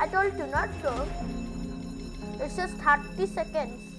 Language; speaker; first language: English; non-native, learner; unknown